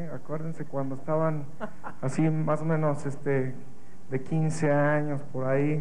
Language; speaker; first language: Spanish; native; Spanish